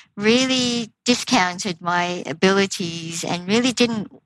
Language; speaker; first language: English; native; English